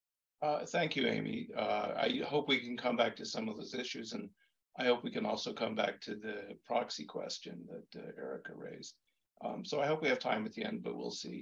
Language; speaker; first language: English; native; English